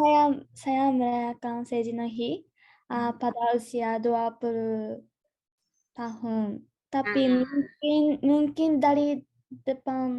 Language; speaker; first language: Indonesian; non-native, learner; Japanese